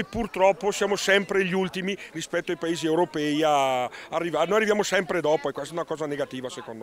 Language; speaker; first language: Italian; native; Italian